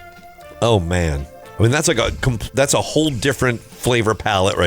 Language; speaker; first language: English; native; English